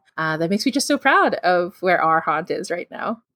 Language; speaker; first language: English; non-native, local second language; Filipino